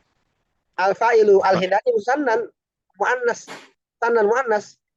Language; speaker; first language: Arabic; non-native, fluent; Indonesian